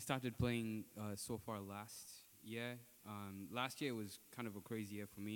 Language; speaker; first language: English; non-native, local second language; Ganda